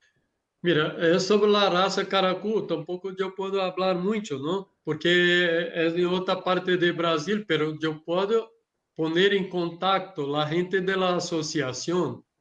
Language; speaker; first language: Spanish; non-native, learner; Portuguese